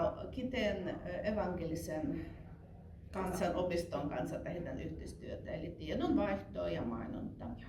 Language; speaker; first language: Finnish; non-native, fluent; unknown